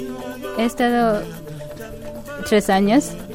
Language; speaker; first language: Spanish; non-native, fluent; Ganda